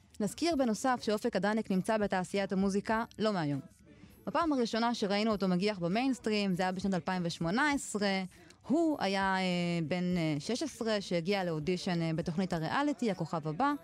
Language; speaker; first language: Hebrew; native; Hebrew